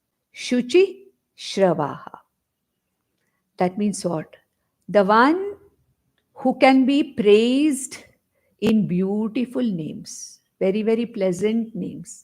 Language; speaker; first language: English; non-native, local second language; Konkani